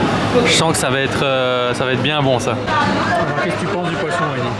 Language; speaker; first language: French; native; French